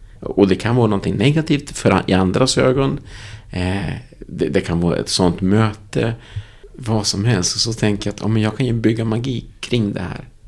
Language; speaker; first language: Swedish; early bilingual, other home language; Spanish